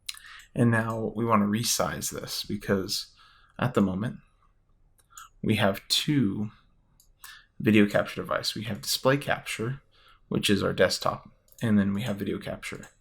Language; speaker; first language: English; native; English